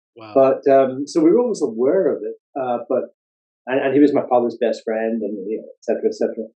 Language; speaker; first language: English; native; English